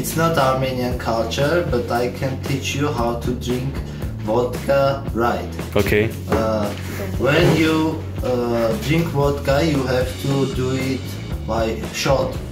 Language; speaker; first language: English; non-native, learner; Armenian